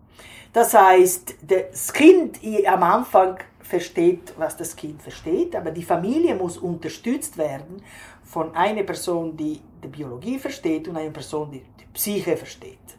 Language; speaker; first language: German; non-native, fluent; Italian